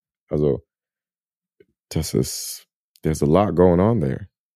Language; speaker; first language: English; early bilingual, other home language; German